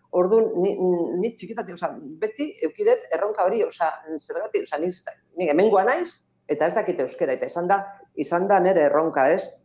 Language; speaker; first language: Basque; non-native, local second language; Spanish